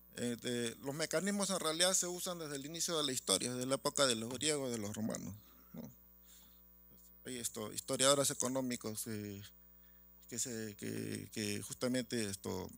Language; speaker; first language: Spanish; native; Spanish